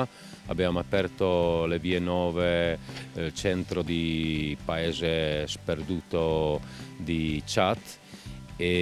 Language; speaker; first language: Italian; non-native, fluent; Czech